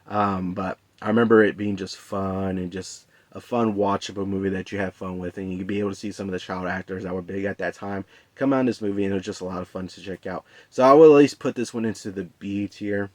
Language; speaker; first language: English; native; English